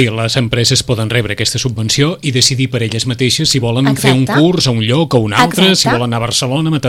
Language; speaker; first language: Catalan; native; Catalan